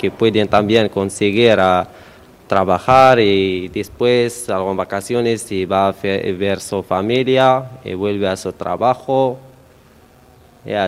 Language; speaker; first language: Spanish; non-native, learner; Arabic